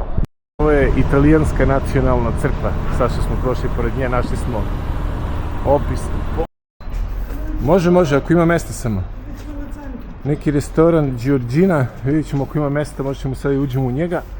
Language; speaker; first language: Serbian; native; Serbian